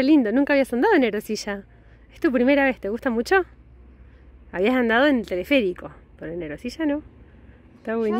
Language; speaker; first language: Spanish; native; Spanish